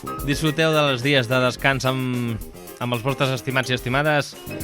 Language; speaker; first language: Catalan; native; Catalan